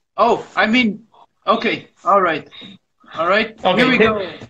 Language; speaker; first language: English; native; English